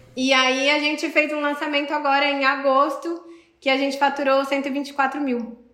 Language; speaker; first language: Portuguese; native; Portuguese